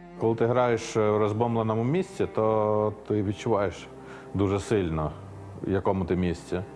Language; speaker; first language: Ukrainian; early bilingual, heritage; Finnish